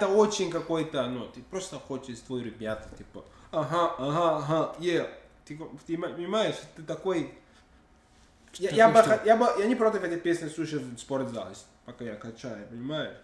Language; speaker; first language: Russian; non-native, learner; English